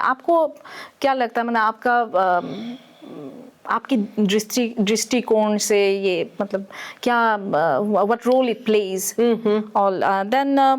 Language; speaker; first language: Hindi; native; Hindi